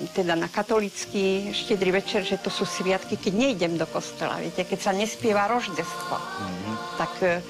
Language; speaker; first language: Slovak; non-native, local second language; Rusyn